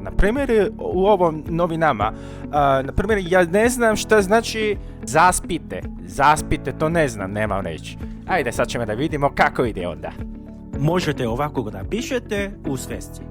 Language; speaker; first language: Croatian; non-native, fluent; Korean